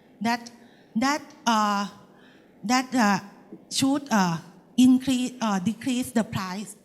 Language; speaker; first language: English; non-native, learner; Thai